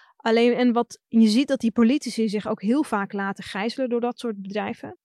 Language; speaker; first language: Dutch; early bilingual, other home language; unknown